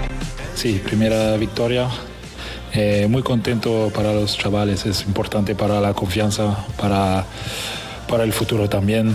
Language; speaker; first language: Spanish; non-native, fluent; French